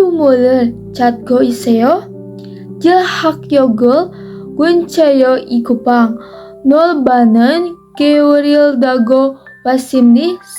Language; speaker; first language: Korean; non-native, learner; Indonesian